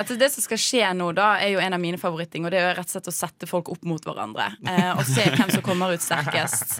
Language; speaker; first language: Norwegian; native; Norwegian